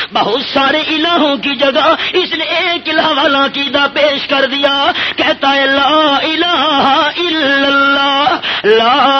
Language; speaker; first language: Urdu; non-native, local second language; Pashto